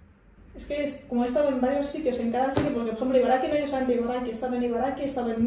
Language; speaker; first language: Spanish; native; Spanish